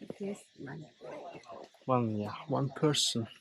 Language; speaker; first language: English; non-native, learner; Turkish